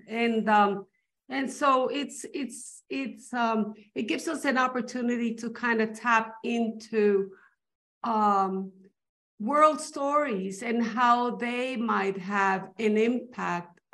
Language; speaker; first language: English; early bilingual, other home language; Spanish